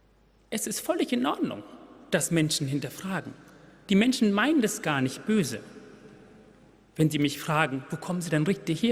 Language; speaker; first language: German; non-native, fluent; Tamil